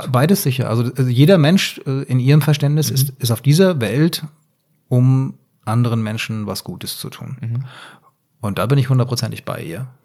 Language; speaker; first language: German; native; German